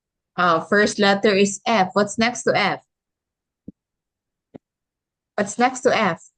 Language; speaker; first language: English; non-native, local second language; Filipino